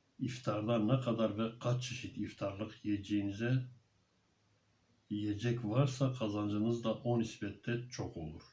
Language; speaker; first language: Turkish; native; Turkish